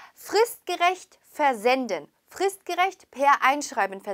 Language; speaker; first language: German; non-native, fluent; Korean